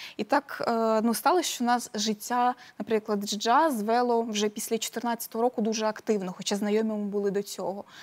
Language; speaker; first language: Ukrainian; non-native, local second language; Crimean Tatar